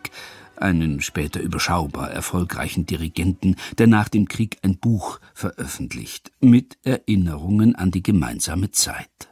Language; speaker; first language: German; native; German